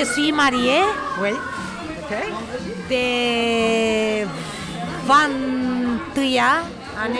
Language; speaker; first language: French; non-native, learner; Romanian